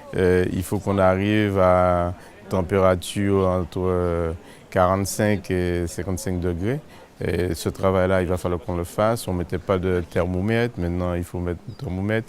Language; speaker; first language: French; native; French